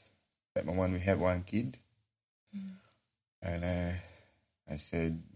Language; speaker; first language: English; non-native, learner; Indonesian